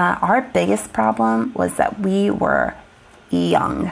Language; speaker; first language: English; native; English